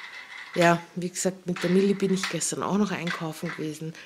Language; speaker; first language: German; native; German